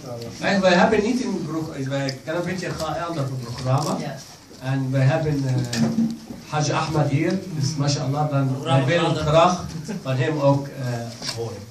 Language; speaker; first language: Dutch; non-native, fluent; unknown